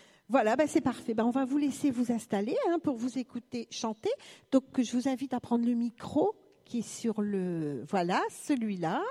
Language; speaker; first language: French; native; French